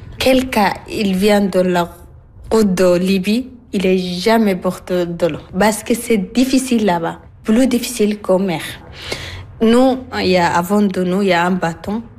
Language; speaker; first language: French; non-native, learner; Arabic